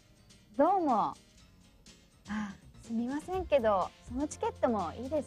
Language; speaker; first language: Japanese; non-native, learner; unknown